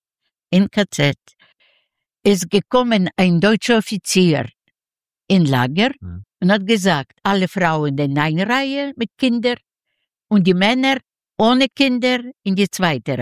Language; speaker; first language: German; non-native, learner; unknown